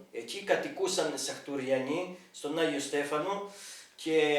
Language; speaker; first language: Greek; native; Greek